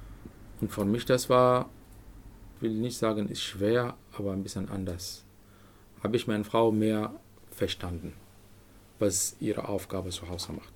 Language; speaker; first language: German; non-native, learner; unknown